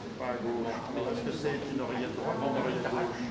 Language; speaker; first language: French; native; French